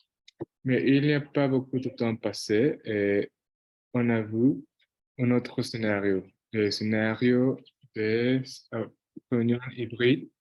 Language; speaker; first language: French; non-native, fluent; Portuguese